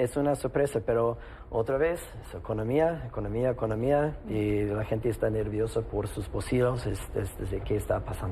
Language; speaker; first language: Spanish; non-native, fluent; English